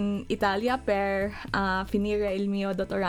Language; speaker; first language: Italian; non-native, learner; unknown